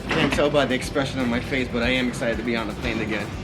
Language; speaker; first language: English; native; English